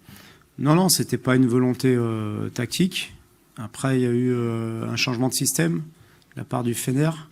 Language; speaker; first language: French; native; French